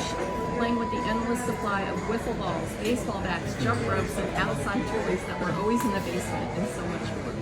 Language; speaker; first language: English; native; English